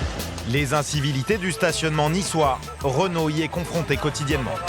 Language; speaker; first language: French; native; French